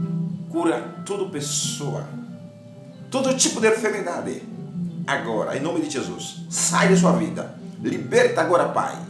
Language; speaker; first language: Portuguese; non-native, learner; Haitian Creole